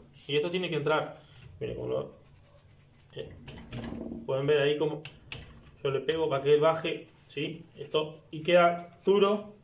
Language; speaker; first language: Spanish; native; Spanish